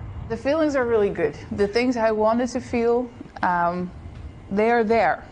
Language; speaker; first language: English; non-native, fluent; Dutch